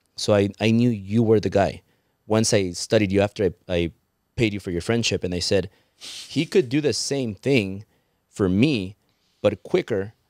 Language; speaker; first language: English; early bilingual, other home language; Spanish